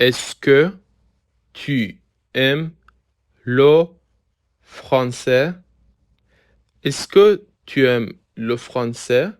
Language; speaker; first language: French; non-native, fluent; Persian